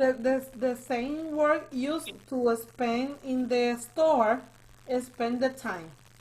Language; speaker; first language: English; non-native, learner; Spanish